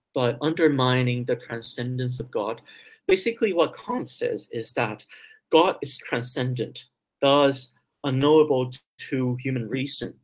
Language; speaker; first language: English; early bilingual, other home language; Chinese